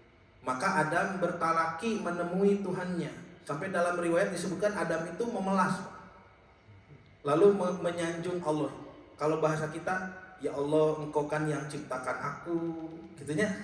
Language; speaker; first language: Indonesian; native; Indonesian